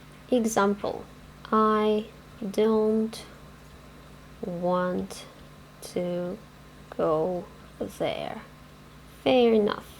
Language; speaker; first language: English; non-native, fluent; Ukrainian